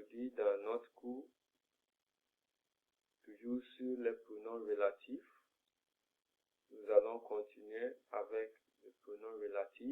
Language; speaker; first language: French; non-native, fluent; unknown